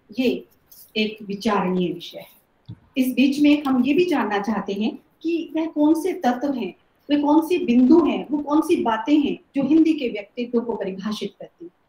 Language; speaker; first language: Hindi; native; Hindi